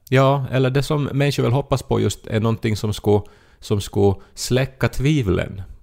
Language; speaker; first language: Swedish; native; Swedish